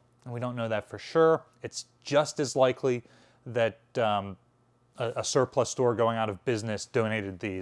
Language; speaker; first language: English; native; English